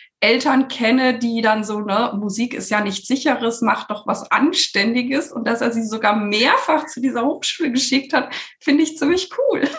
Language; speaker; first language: German; native; German